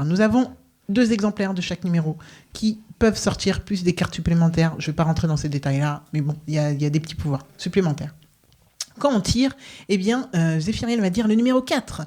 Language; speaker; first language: French; native; French